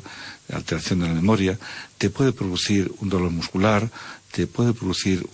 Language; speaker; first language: Spanish; native; Spanish